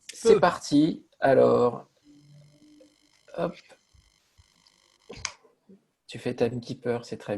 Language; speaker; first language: French; native; French